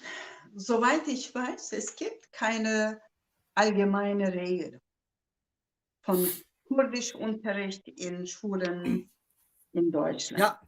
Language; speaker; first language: German; non-native, fluent; Zaza